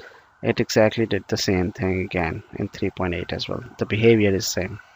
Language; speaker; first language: English; non-native, local second language; Bangla